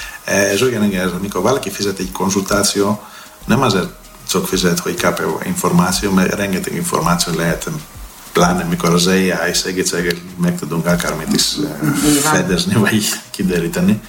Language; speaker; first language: Hungarian; non-native, learner; Greek